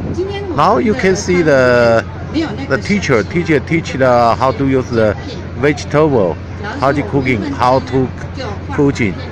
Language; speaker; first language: English; non-native, learner; Chinese